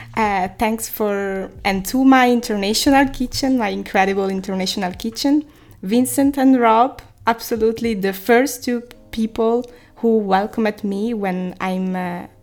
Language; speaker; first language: English; non-native, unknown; Italian